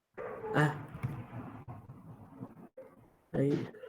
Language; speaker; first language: Spanish; native; Spanish